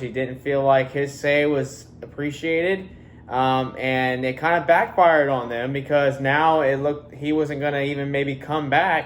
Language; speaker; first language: English; native; English